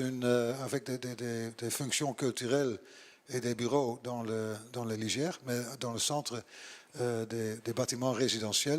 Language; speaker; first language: French; non-native, learner; Dutch